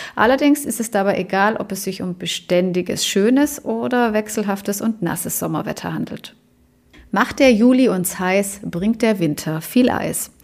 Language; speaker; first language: German; native; German